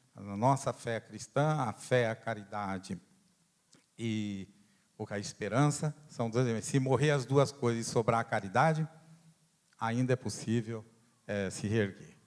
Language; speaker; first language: Portuguese; non-native, fluent; Italian